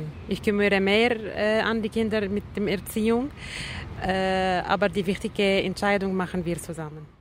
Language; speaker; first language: German; non-native, learner; Arabic